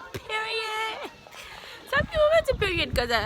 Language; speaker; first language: English; non-native, learner; Haitian Creole